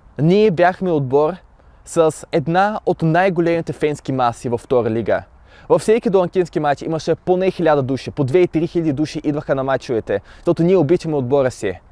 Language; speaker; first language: Bulgarian; early bilingual, other home language; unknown